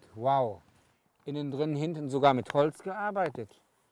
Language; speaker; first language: German; native; German